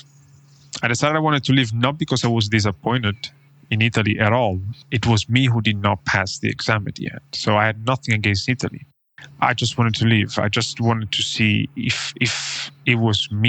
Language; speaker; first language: English; non-native, fluent; Italian